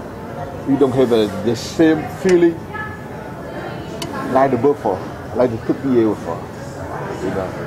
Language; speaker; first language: English; non-native, learner; Vietnamese